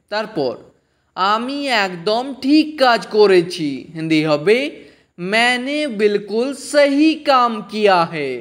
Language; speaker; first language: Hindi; non-native, fluent; Bangla